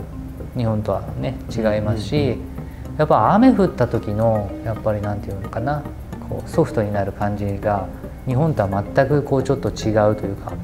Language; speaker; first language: Japanese; native; Japanese